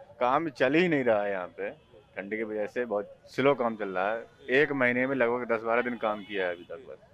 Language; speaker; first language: Hindi; native; Hindi